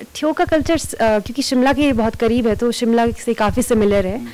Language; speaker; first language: Hindi; native; Hindi